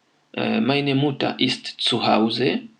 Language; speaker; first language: German; non-native, fluent; French